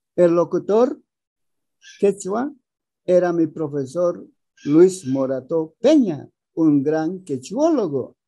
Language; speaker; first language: Spanish; early bilingual, other home language; Aymara